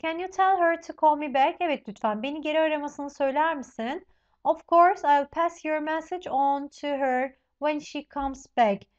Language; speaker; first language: English; non-native, fluent; Turkish